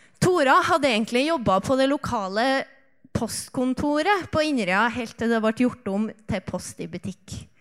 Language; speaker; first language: Norwegian; native; Norwegian